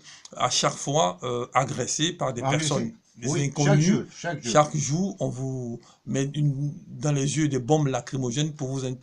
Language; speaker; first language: French; native; French